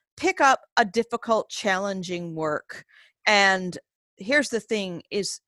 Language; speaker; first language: English; native; English